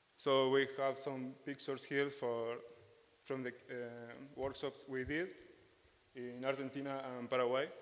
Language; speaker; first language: English; non-native, fluent; Spanish